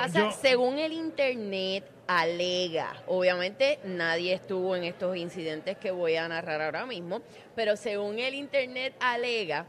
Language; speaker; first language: Spanish; native; Spanish